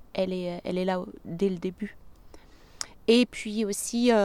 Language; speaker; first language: French; non-native, fluent; German